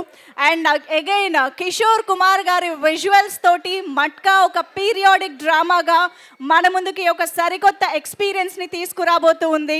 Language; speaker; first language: Telugu; native; Telugu